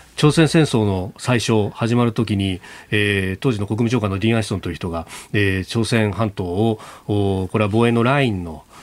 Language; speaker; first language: Japanese; native; Japanese